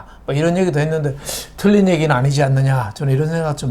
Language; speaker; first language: Korean; native; Korean